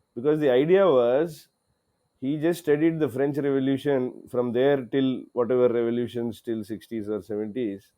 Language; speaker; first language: English; non-native, local second language; Telugu